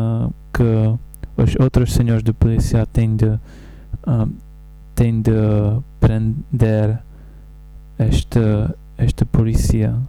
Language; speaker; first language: Portuguese; non-native, learner; English